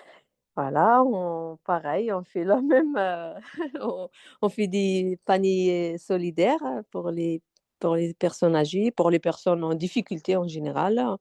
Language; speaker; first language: French; non-native, fluent; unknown